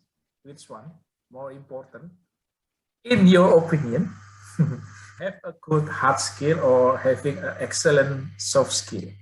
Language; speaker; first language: English; non-native, learner; Indonesian